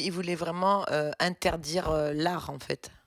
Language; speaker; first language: French; native; French